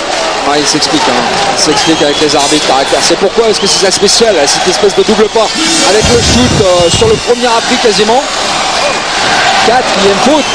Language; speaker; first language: French; native; French